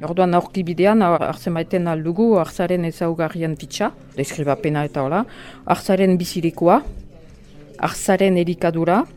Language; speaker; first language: Basque; non-native, local second language; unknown